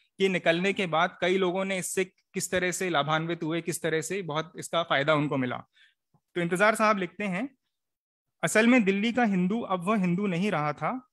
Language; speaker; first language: Hindi; native; Hindi